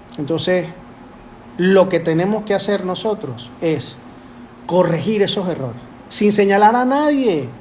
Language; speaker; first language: Spanish; native; Spanish